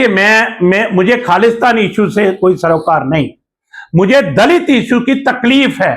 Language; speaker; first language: Hindi; non-native, local second language; Punjabi